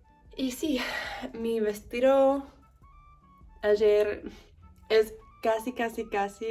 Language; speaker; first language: Spanish; non-native, learner; English